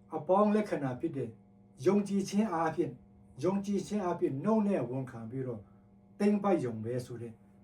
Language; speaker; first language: Burmese; non-native, local second language; Tedim Chin